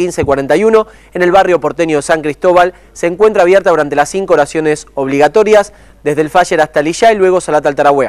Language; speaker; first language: Spanish; native; Spanish